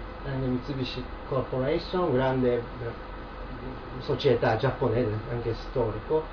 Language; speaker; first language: Italian; non-native, learner; Japanese